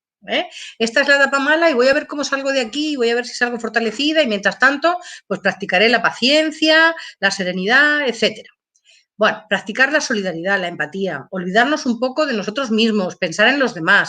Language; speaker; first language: Spanish; native; Spanish